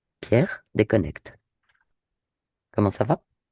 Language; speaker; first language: French; native; French